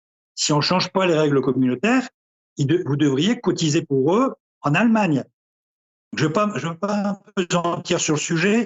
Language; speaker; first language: French; native; French